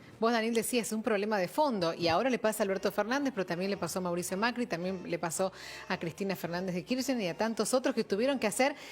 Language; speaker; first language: Spanish; native; Spanish